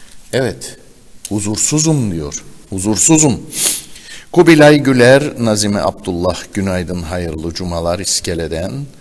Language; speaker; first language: Turkish; native; Turkish